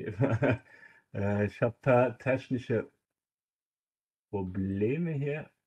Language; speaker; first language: German; non-native, local second language; Luxembourgish